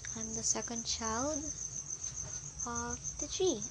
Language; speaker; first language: English; non-native, local second language; Filipino